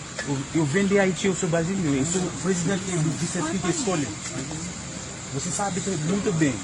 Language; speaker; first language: Portuguese; non-native, learner; Haitian Creole